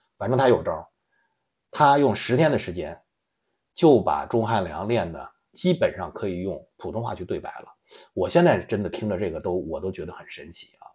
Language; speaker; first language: Chinese; native; Chinese